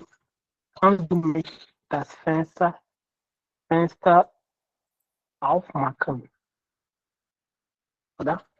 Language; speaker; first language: German; non-native, learner; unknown